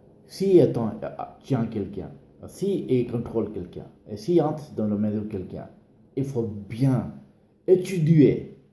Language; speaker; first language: French; non-native, learner; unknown